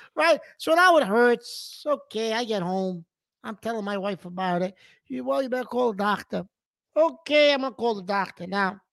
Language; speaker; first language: English; early bilingual, other home language; Italian